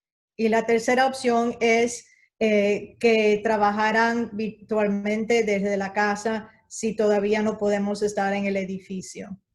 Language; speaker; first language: Spanish; early bilingual, heritage; Spanish